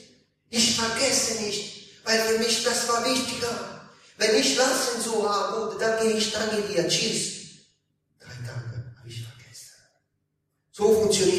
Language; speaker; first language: German; non-native, learner; Italian